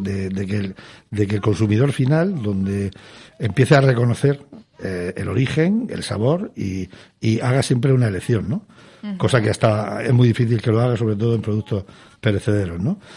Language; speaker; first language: Spanish; native; Spanish